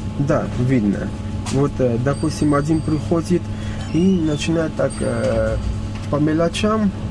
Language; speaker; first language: Russian; non-native, fluent; Armenian